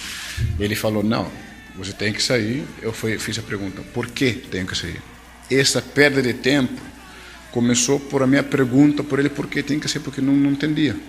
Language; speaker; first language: Portuguese; non-native, fluent; Dutch